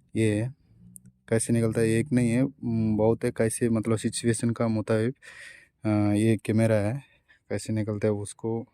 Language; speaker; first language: Hindi; non-native, local second language; Telugu